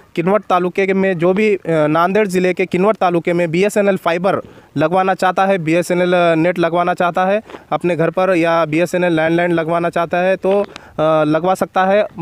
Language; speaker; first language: Hindi; non-native, local second language; Marathi